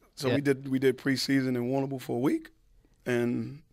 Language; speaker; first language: English; native; English